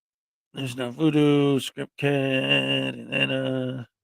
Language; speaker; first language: English; native; English